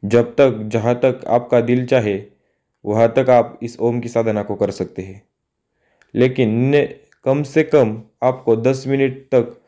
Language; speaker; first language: Hindi; non-native, local second language; Marathi